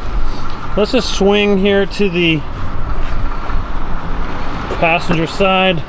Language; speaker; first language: English; native; English